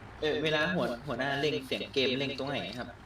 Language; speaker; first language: Thai; native; Thai